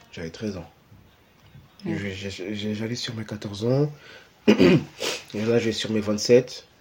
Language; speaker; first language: French; early bilingual, other home language; Portuguese